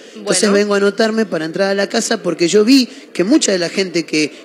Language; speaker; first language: Spanish; native; Spanish